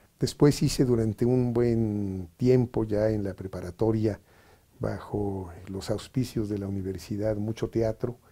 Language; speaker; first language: Spanish; native; Spanish